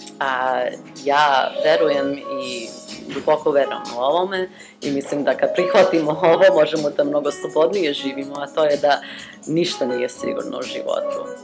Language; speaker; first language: Serbian; early bilingual, heritage; Serbian